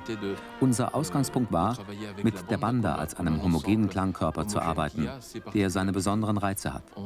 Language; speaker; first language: German; native; German